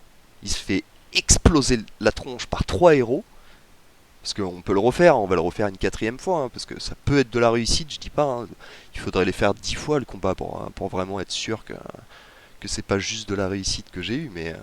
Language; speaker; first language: French; native; French